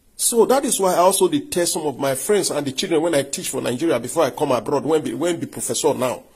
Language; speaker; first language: Nigerian Pidgin; non-native, local second language; Yoruba